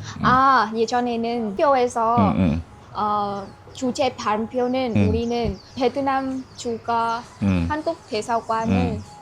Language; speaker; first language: Korean; non-native, learner; Vietnamese